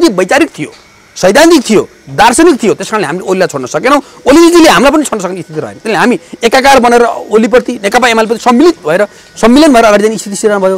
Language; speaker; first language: Nepali; native; Nepali